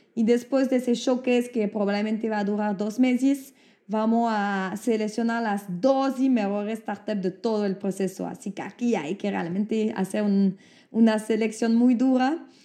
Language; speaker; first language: Spanish; non-native, fluent; French